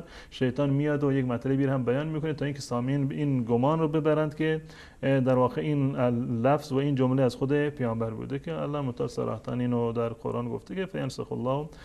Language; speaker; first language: Persian; native; Persian